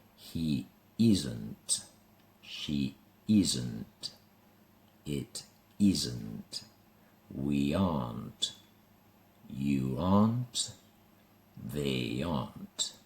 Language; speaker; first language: English; non-native, fluent; Spanish